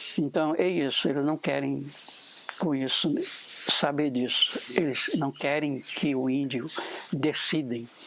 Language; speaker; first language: Portuguese; non-native, local second language; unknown